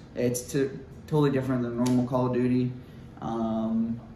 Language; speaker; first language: English; native; English